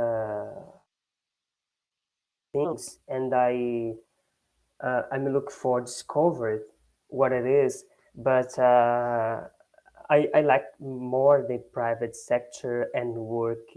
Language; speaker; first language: English; non-native, learner; Portuguese